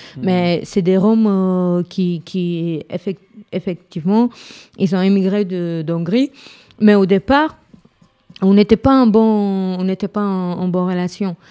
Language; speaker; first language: French; non-native, fluent; Romany